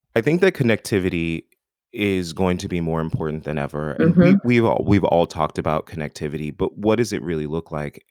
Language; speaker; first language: English; native; English